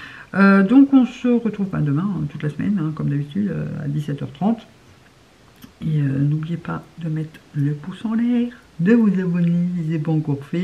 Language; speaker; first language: French; native; French